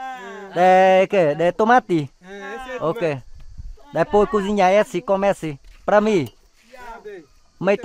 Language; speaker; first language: Portuguese; non-native, learner; Vietnamese